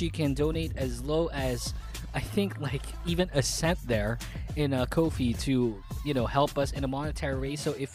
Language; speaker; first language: English; non-native, local second language; Filipino